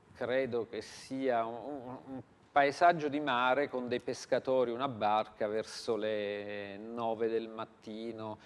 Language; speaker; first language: Italian; native; Italian